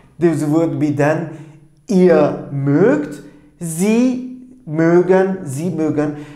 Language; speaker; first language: German; non-native, fluent; Turkish